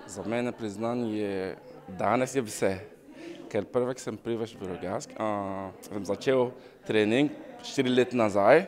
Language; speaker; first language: Slovenian; non-native, learner; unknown